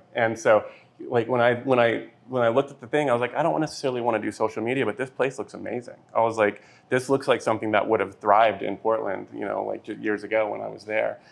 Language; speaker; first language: English; native; English